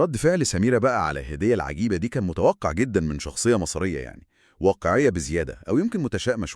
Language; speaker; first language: Arabic; native; Arabic